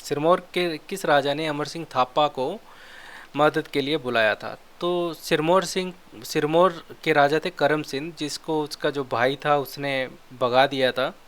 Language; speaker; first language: Hindi; non-native, local second language; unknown